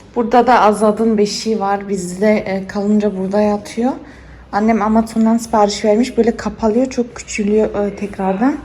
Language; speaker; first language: Turkish; early bilingual, heritage; Turkish